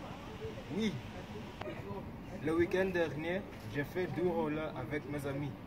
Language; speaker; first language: French; non-native, learner; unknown